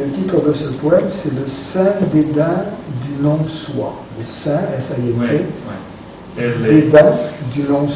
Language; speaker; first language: French; native; French